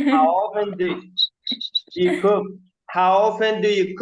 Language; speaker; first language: English; non-native, learner; Spanish